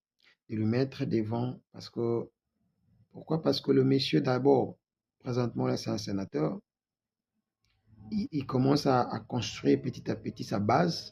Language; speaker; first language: French; non-native, local second language; Lingala